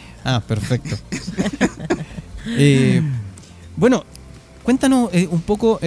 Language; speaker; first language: Spanish; native; Spanish